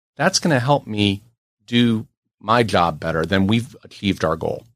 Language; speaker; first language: English; native; English